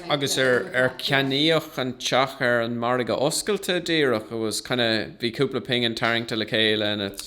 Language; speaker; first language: Irish; non-native, local second language; English